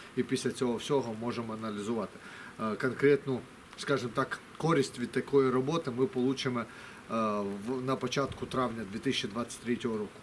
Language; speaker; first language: Ukrainian; non-native, local second language; Russian